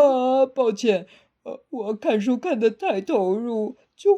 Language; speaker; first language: Chinese; native; Chinese